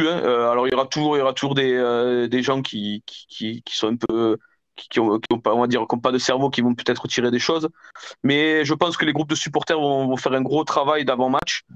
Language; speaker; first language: French; native; French